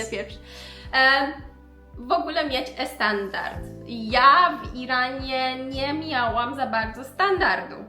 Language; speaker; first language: Polish; non-native, learner; Persian